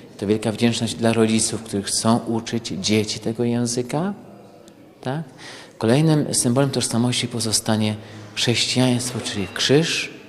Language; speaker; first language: Polish; native; Polish